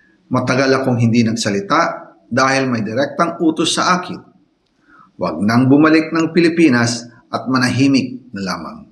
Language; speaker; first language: Filipino; native; Filipino